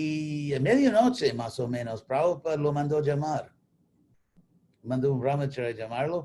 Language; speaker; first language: Spanish; non-native, fluent; English